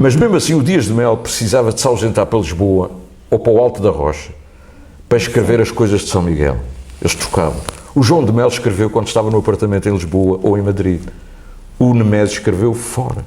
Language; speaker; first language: Portuguese; native; Portuguese